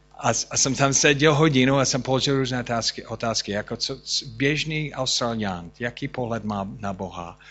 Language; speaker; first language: Czech; non-native, fluent; English